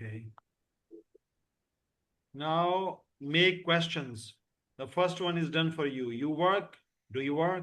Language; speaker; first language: English; non-native, fluent; Urdu